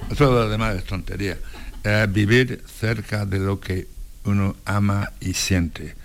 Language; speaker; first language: Spanish; non-native, fluent; English